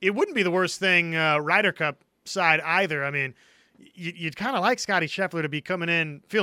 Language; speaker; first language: English; native; English